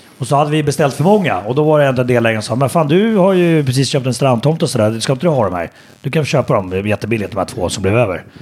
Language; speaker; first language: Swedish; native; Swedish